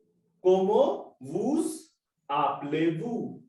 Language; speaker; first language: French; non-native, learner; Hindi